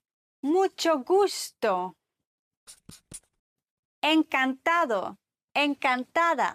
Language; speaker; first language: Spanish; non-native, fluent; German